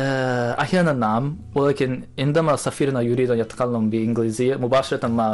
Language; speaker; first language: Arabic; non-native, learner; Japanese